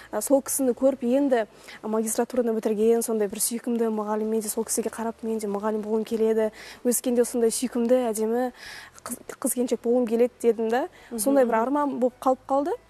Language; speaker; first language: Kazakh; non-native, local second language; Russian